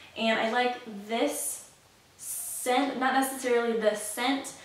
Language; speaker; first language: English; native; English